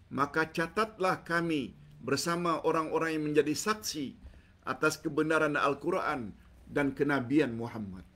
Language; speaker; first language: Malay; native; Malay